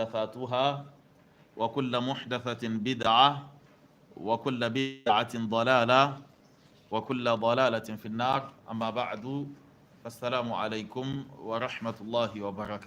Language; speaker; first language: Arabic; non-native, fluent; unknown